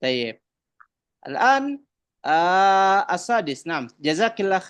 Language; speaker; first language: Arabic; non-native, fluent; Indonesian